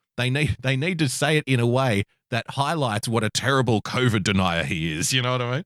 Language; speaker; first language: English; native; English